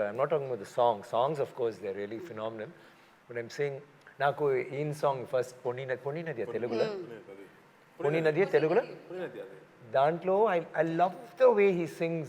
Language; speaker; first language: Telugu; non-native, local second language; Tamil